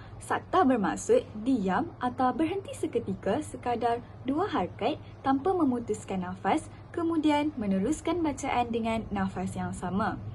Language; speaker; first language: Malay; native; Malay